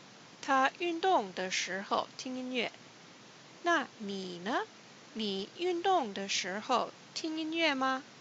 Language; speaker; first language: Chinese; non-native, fluent; English